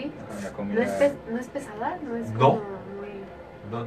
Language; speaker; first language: Spanish; native; Spanish